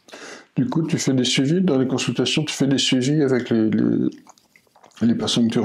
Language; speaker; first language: French; native; French